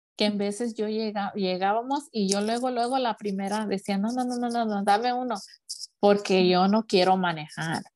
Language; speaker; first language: Spanish; early bilingual, heritage; Spanish